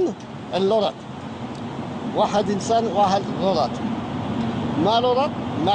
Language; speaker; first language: Arabic; non-native, learner; French